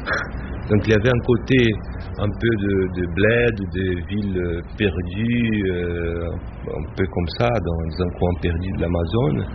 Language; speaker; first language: French; non-native, fluent; Portuguese